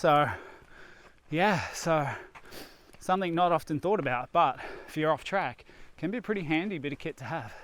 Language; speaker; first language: English; native; English